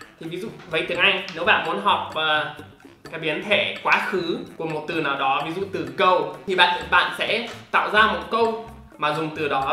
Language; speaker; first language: Vietnamese; non-native, fluent; English